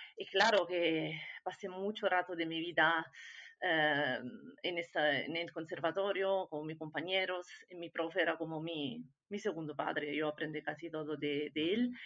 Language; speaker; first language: Spanish; non-native, fluent; Italian